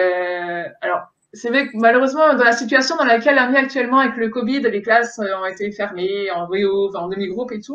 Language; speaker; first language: French; native; French